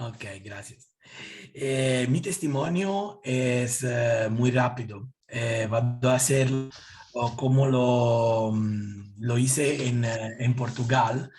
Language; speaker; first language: Spanish; non-native, learner; Italian